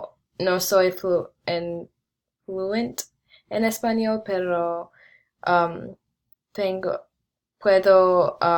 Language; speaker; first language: Spanish; non-native, learner; English